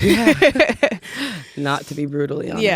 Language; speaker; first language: English; native; English